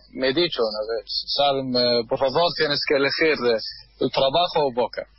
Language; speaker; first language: Spanish; non-native, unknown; Arabic